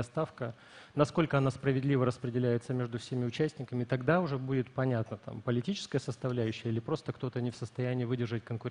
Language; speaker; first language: Russian; native; Russian